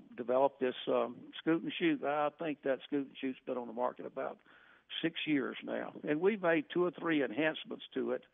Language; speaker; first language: English; native; English